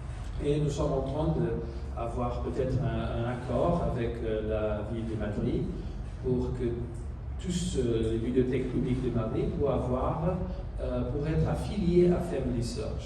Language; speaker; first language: French; non-native, learner; Spanish